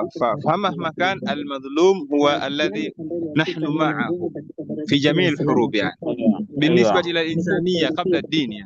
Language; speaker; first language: Arabic; non-native, fluent; Swahili